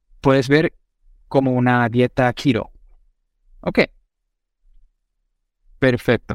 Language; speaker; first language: Spanish; non-native, fluent; Portuguese